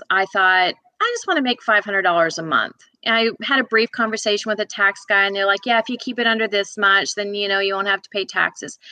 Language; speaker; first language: English; native; English